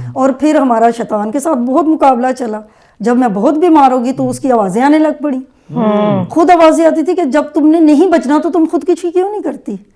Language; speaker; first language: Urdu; native; Urdu